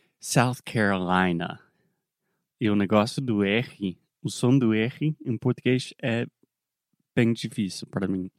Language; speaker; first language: Portuguese; non-native, fluent; English